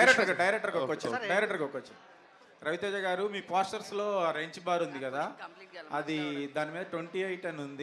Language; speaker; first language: Telugu; native; Telugu